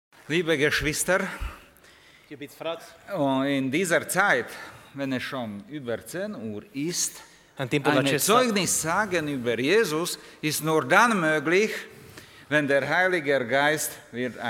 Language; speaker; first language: German; non-native, learner; Slovak